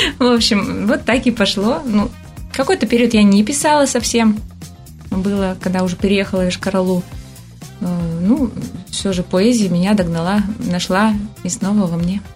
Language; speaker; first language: Russian; non-native, local second language; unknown